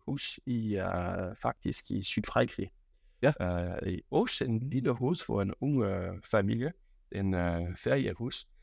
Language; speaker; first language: Danish; non-native, fluent; French